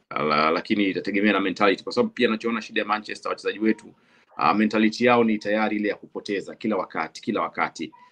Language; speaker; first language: Swahili; native; Swahili